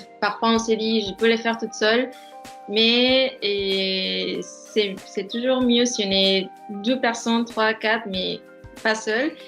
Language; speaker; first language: French; non-native, fluent; Spanish